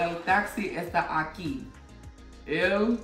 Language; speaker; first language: Spanish; non-native, learner; English